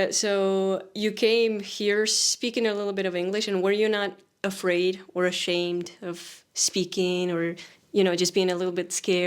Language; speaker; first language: English; non-native, fluent; Spanish